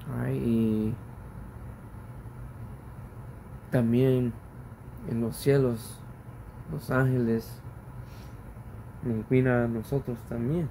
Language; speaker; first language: Spanish; early bilingual, heritage; Spanish